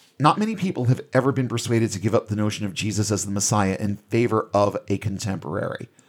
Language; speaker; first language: English; native; English